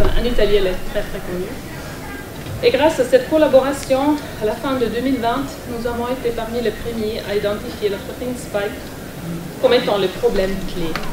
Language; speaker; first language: French; non-native, fluent; German